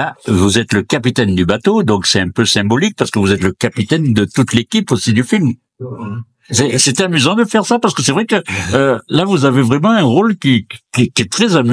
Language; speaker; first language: French; native; French